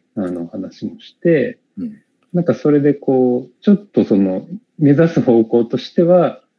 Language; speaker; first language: Japanese; native; Japanese